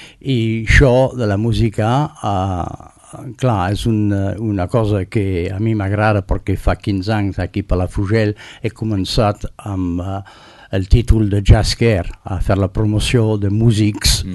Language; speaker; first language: Catalan; non-native, learner; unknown